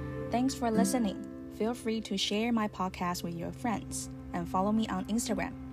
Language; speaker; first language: English; non-native, fluent; Chinese